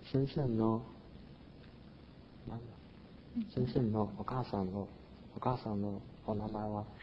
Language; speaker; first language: Japanese; non-native, learner; Chinese